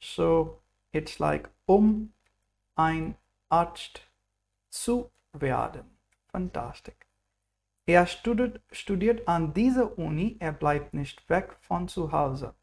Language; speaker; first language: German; non-native, fluent; English